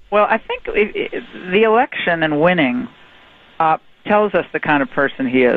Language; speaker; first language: English; native; English